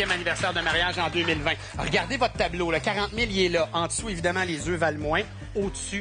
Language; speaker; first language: French; native; French